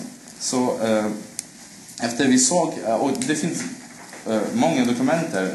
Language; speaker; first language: Swedish; non-native, fluent; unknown